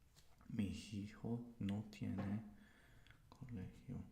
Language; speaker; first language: Spanish; non-native, learner; English